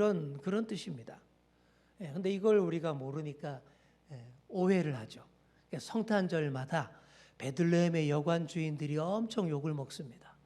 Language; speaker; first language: Korean; native; Korean